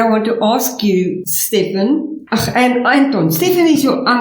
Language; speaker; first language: English; non-native, local second language; Afrikaans